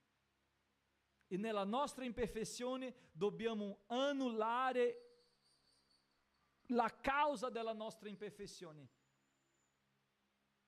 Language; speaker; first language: Italian; non-native, fluent; Portuguese